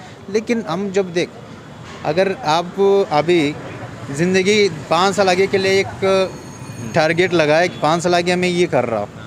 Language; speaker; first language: Hindi; non-native, learner; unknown